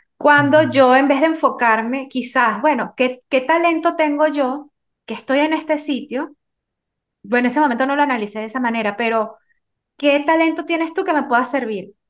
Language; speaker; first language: Spanish; native; Spanish